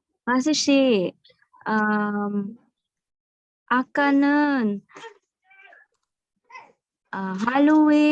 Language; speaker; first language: Korean; non-native, learner; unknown